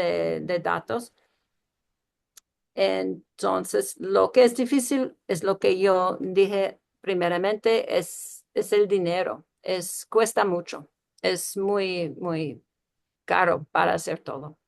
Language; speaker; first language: Spanish; early bilingual, heritage; Spanish